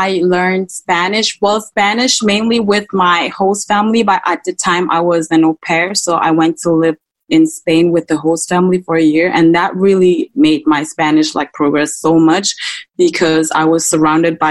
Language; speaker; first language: English; non-native, fluent; German